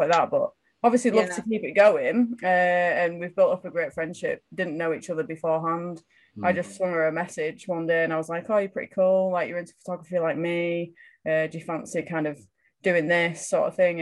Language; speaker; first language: English; native; English